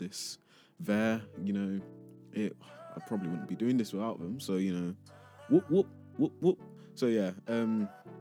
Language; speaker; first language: English; native; English